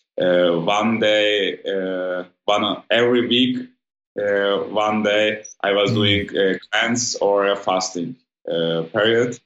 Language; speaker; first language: English; non-native, fluent; German